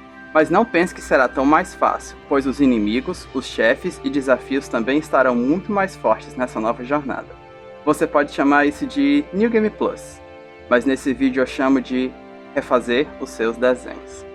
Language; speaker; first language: Portuguese; native; Portuguese